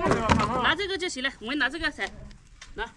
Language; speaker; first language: Chinese; non-native, local second language; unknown